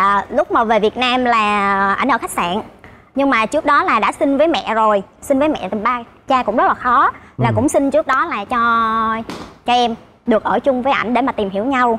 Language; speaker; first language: Vietnamese; native; Vietnamese